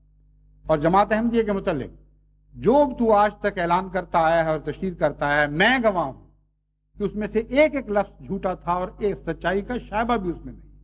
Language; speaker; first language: Urdu; native; Urdu